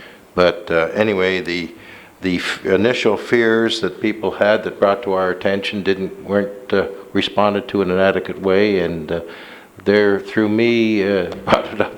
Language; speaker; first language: English; native; English